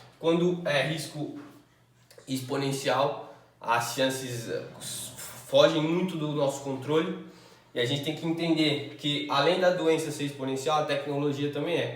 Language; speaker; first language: Portuguese; native; Portuguese